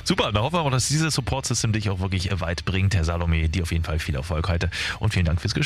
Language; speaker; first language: German; native; German